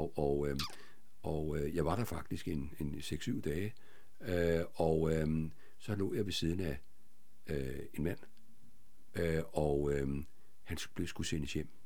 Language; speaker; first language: Danish; native; Danish